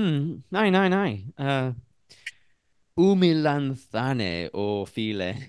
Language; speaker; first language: Greek; non-native, learner; English